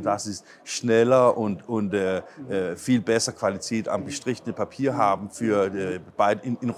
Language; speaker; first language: German; non-native, learner; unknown